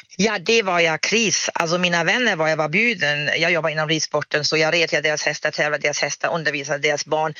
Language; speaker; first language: Swedish; non-native, fluent; German